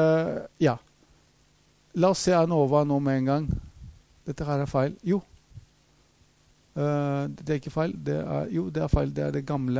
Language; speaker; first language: Norwegian; non-native, fluent; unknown